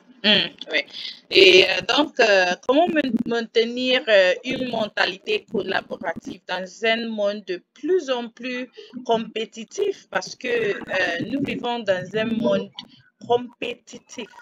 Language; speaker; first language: French; non-native, fluent; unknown